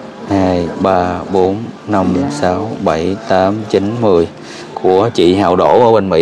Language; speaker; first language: Vietnamese; native; Vietnamese